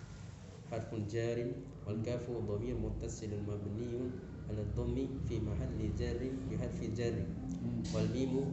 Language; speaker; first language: Arabic; non-native, learner; Indonesian